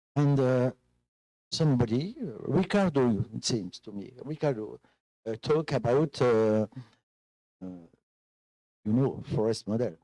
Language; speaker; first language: English; non-native, fluent; French